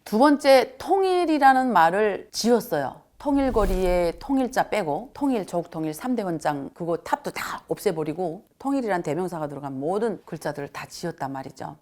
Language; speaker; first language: Korean; native; Korean